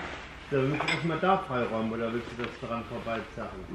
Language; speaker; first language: German; native; German